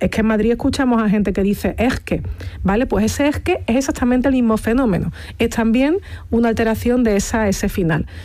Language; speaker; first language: Spanish; native; Spanish